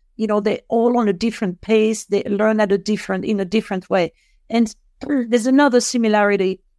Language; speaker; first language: English; non-native, fluent; French